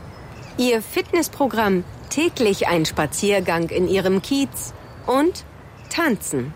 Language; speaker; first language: German; native; German